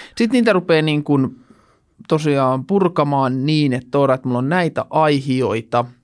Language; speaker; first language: Finnish; native; Finnish